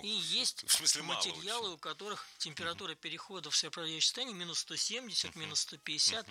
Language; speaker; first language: Russian; native; Russian